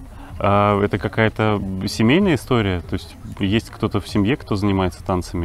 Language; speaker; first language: Russian; native; Russian